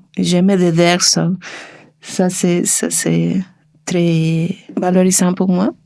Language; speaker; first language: French; non-native, learner; Spanish